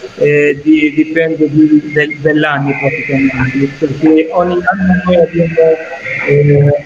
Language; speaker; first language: Italian; non-native, fluent; Arabic